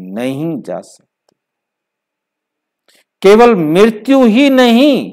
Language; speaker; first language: Hindi; native; Hindi